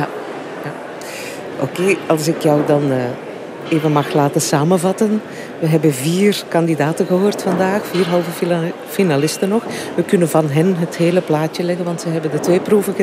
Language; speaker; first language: Dutch; native; Dutch